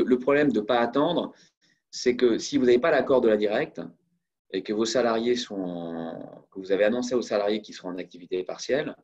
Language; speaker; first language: French; native; French